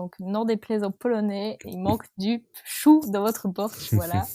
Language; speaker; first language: French; native; French